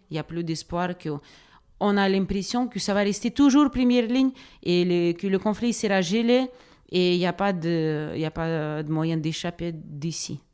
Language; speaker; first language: French; non-native, fluent; Russian